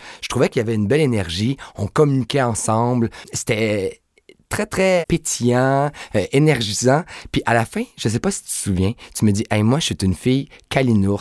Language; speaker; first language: French; native; French